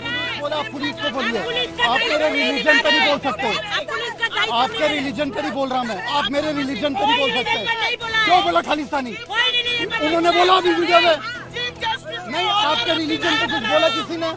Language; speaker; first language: Hindi; non-native, local second language; Punjabi